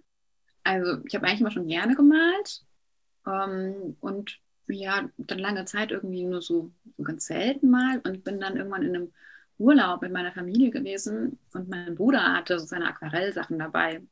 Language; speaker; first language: German; native; German